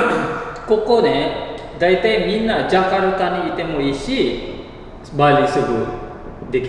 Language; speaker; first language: Japanese; non-native, learner; Indonesian